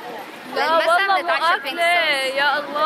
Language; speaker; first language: Arabic; native; Arabic